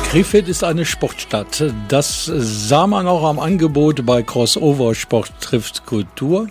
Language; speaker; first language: German; native; German